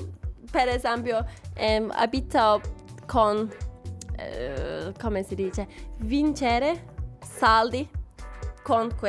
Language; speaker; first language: Italian; non-native, learner; Turkish